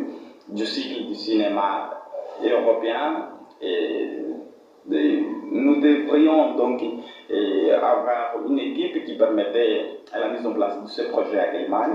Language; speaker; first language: French; non-native, fluent; Portuguese